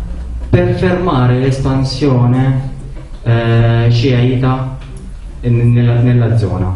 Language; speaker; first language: Italian; non-native, learner; Arabic